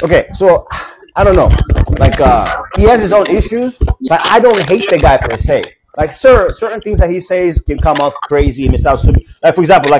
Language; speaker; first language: English; non-native, local second language; Swahili